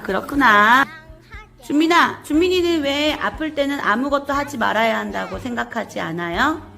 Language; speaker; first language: Korean; native; Korean